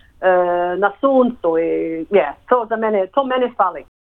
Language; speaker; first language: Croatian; early bilingual, heritage; English